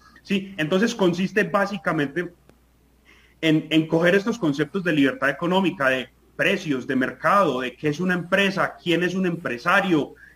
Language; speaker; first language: Spanish; native; Spanish